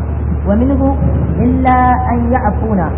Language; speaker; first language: Arabic; non-native, fluent; Hausa